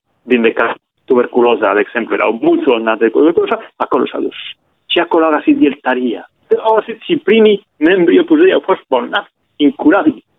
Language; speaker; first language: Romanian; non-native, fluent; Spanish